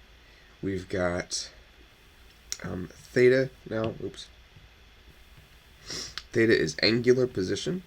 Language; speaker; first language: English; native; English